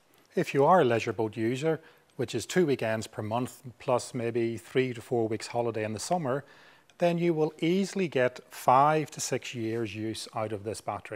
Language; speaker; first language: English; native; English